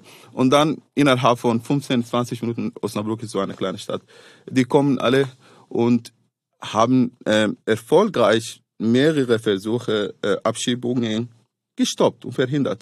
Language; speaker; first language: German; non-native, fluent; Arabic